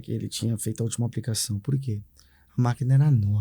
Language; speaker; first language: Portuguese; native; Portuguese